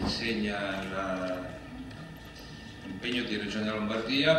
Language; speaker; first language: Italian; native; Italian